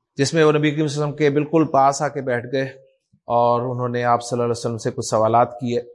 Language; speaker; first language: Urdu; native; Urdu